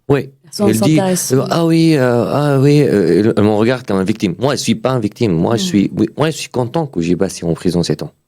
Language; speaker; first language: French; non-native, learner; Arabic